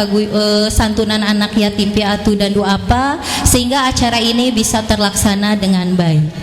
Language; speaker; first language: Indonesian; native; Indonesian